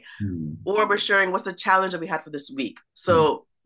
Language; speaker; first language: English; native; English